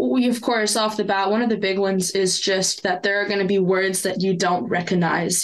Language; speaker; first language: English; non-native, local second language; French